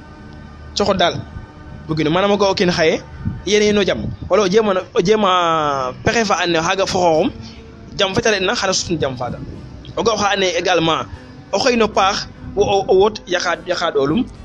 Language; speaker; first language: English; non-native, fluent; Serer